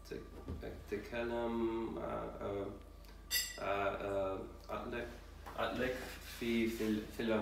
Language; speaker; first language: Arabic; non-native, learner; English